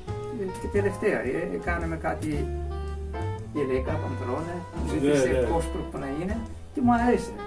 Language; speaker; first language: Greek; non-native, learner; Persian